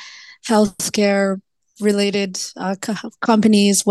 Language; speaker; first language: English; non-native, local second language; Cebuano